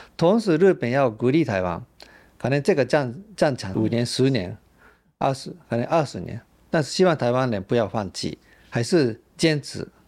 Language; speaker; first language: Chinese; non-native, fluent; Japanese